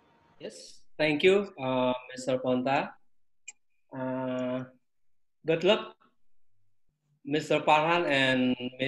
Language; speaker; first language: English; non-native, learner; Indonesian